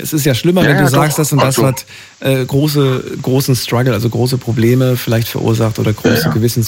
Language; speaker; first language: German; native; German